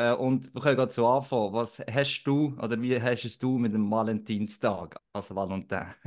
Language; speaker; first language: German; native; German